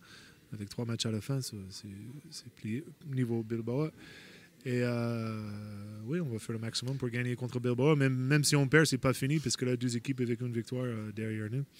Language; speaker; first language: French; non-native, fluent; English